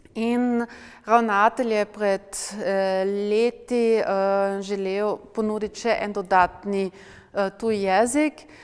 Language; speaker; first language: Slovenian; non-native, local second language; German